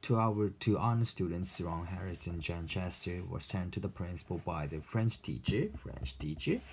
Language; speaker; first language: English; non-native, fluent; Japanese